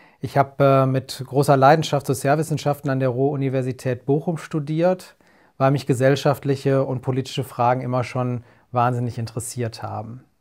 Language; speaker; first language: German; native; German